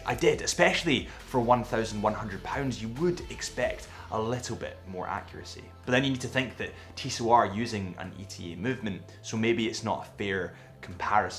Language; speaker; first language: English; native; English